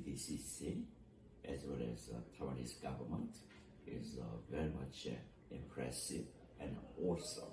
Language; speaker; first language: English; non-native, fluent; Korean